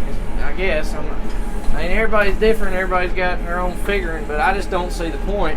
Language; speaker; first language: English; native; English